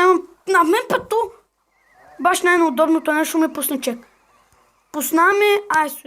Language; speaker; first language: Bulgarian; native; Bulgarian